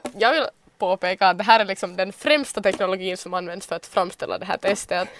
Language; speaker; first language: Swedish; native; Swedish